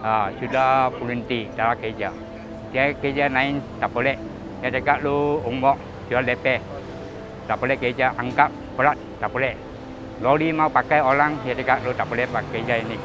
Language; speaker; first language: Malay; non-native, local second language; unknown